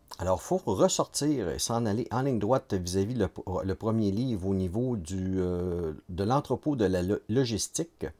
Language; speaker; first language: French; native; French